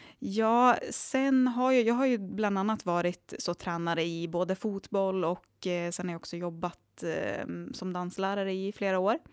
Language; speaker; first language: Swedish; native; Swedish